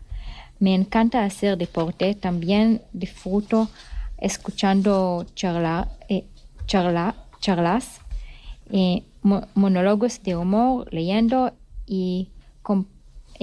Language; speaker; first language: Spanish; non-native, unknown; Hebrew